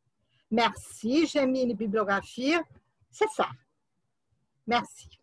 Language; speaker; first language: French; non-native, fluent; Portuguese